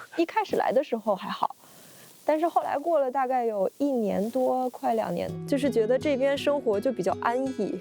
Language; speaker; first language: Chinese; native; Chinese